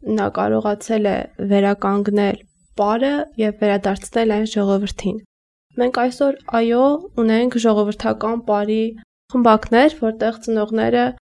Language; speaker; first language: Armenian; native; Armenian